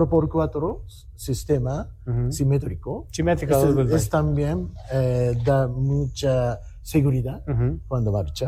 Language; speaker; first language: Spanish; non-native, learner; Japanese